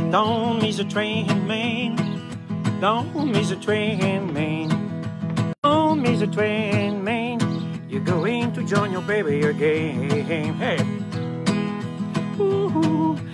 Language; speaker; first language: English; non-native, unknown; French